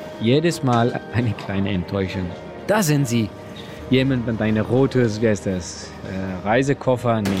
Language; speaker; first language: German; non-native, learner; Persian